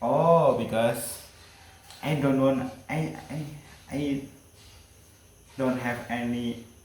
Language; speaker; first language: English; non-native, learner; Indonesian